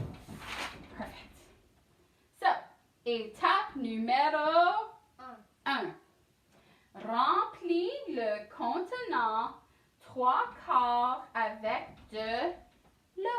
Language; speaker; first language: French; non-native, learner; English